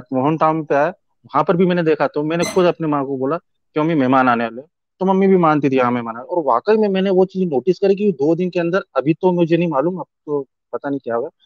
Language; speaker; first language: Hindi; native; Hindi